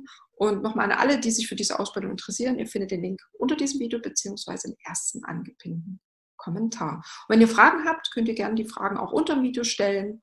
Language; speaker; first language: German; native; German